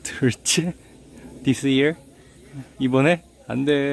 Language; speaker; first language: Korean; native; Korean